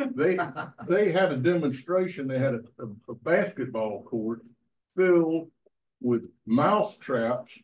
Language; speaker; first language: English; native; English